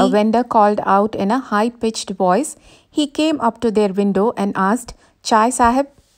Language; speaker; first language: English; non-native, local second language; Tamil